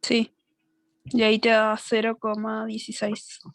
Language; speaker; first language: Spanish; native; Spanish